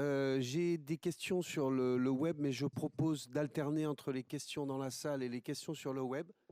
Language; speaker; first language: French; native; French